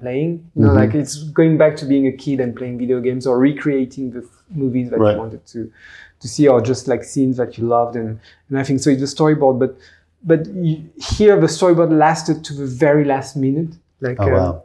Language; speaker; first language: English; non-native, fluent; French